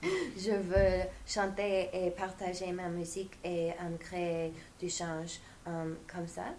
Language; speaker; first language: French; non-native, fluent; English